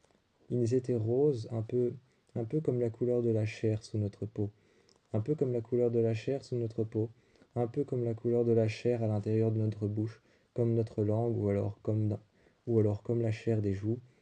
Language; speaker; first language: French; native; French